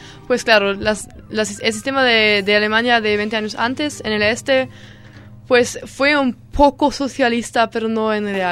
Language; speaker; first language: Spanish; non-native, learner; German